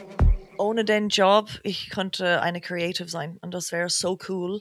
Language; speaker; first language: German; non-native, learner; English